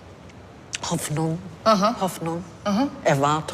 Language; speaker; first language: German; non-native, fluent; English